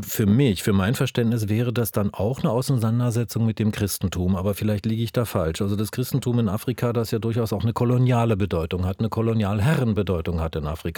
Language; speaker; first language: German; native; German